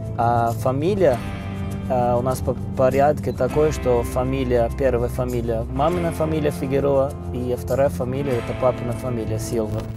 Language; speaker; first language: Russian; non-native, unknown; Portuguese